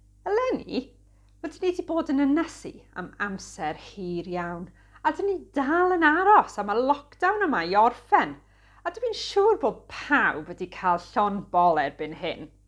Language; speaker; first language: Welsh; non-native, local second language; English